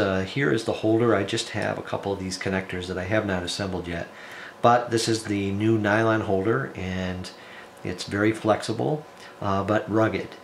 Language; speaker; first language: English; native; English